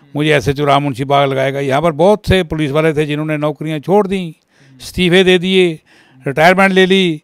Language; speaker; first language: Hindi; non-native, local second language; Kashmiri